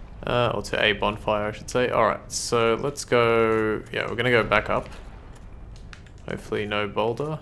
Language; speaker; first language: English; native; English